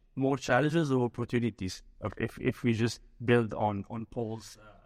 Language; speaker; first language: English; early bilingual, other home language; Arabic